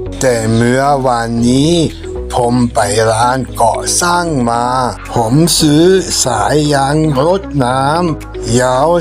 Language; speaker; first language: Thai; non-native, fluent; German